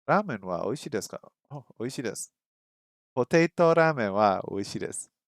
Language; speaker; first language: Japanese; non-native, learner; English